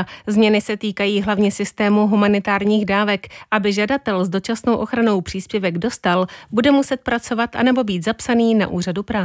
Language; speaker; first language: Czech; native; Czech